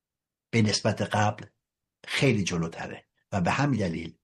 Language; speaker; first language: Persian; native; Persian